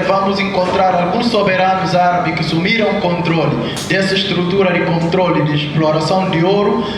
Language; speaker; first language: Portuguese; non-native, local second language; Upper Guinea Crioulo